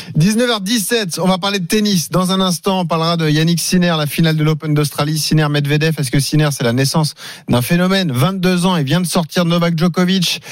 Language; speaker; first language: French; native; French